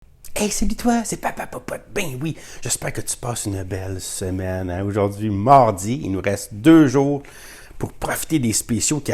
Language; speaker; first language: French; native; French